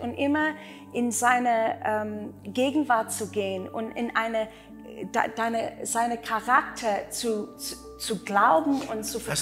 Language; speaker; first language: German; non-native, learner; Afrikaans